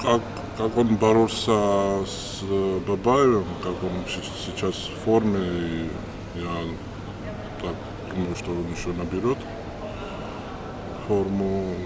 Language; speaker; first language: Russian; non-native, fluent; Georgian